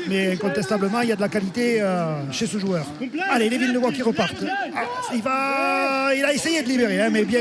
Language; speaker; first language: French; native; French